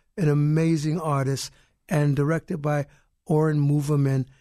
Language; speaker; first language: English; native; English